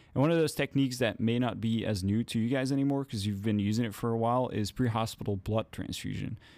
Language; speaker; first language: English; non-native, fluent; Dutch